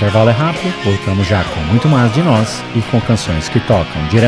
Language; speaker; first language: Portuguese; native; Portuguese